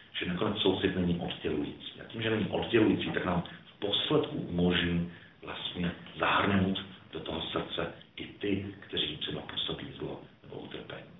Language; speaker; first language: Czech; early bilingual, other home language; Croatian